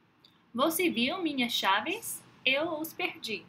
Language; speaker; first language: Portuguese; non-native, fluent; English